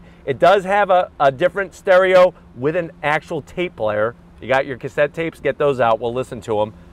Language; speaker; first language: English; native; English